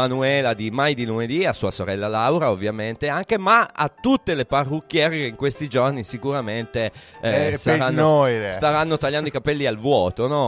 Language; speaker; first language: Italian; native; Italian